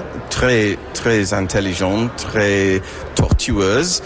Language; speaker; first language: French; non-native, fluent; English